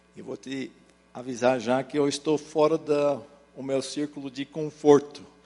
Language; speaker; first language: Portuguese; early bilingual, other home language; English